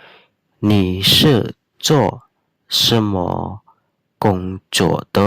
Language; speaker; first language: Chinese; non-native, fluent; Khmer